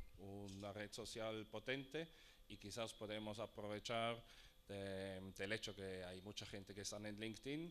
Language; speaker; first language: Spanish; non-native, fluent; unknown